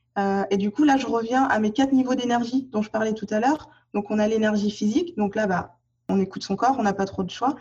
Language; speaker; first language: French; native; French